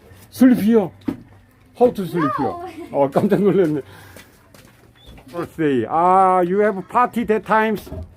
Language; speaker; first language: English; non-native, learner; Korean